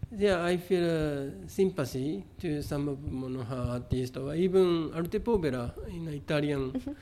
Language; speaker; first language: English; non-native, fluent; Japanese